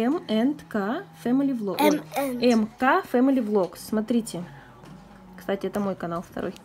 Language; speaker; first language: Russian; native; Russian